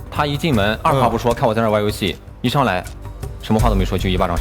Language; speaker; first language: Chinese; native; Chinese